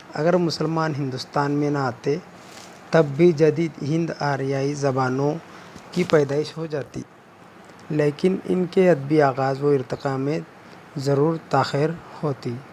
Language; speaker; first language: Urdu; native; Urdu